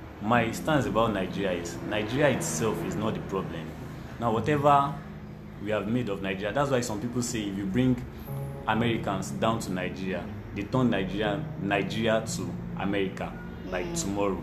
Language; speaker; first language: English; non-native, local second language; Yoruba